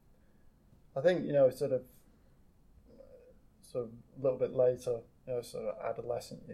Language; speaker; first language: English; native; English